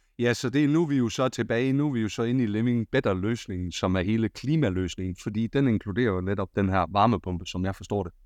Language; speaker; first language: Danish; native; Danish